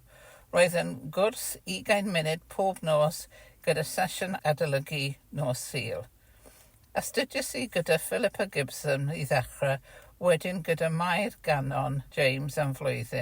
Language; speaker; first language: Welsh; non-native, fluent; English